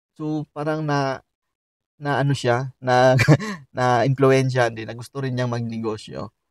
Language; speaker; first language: Filipino; native; Filipino